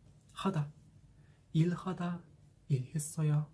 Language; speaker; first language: Korean; non-native, fluent; Kazakh